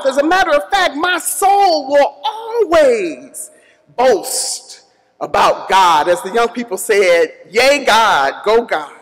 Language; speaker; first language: English; native; English